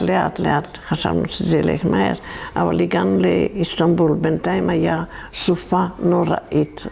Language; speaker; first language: Hebrew; non-native, fluent; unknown